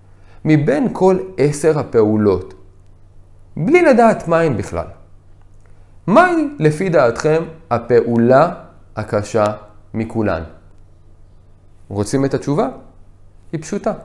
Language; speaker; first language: Hebrew; native; Hebrew